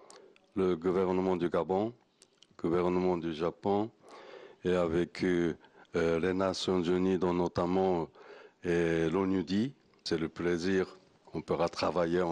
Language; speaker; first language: French; non-native, fluent; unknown